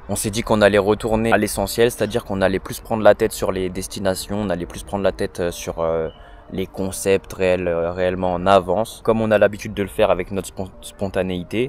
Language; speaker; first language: French; native; French